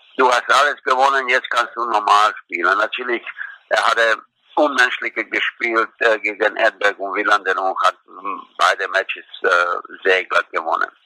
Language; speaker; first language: German; non-native, fluent; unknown